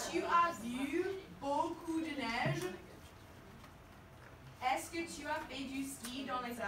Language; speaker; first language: French; non-native, fluent; English